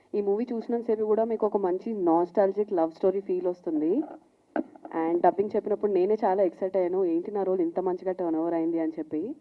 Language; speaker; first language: Telugu; non-native, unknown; Hindi